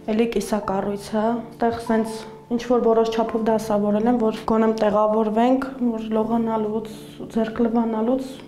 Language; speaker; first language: Armenian; native; Armenian